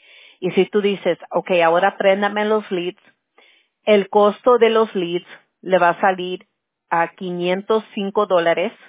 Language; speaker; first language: Spanish; early bilingual, heritage; Spanish